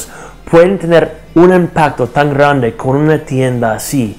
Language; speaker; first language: Spanish; non-native, learner; English